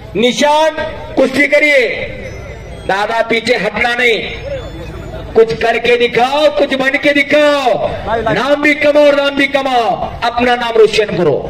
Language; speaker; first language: Hindi; non-native, local second language; Marathi